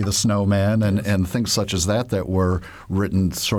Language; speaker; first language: English; native; English